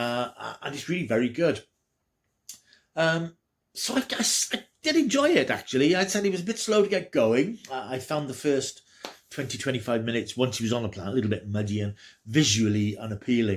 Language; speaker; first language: English; native; English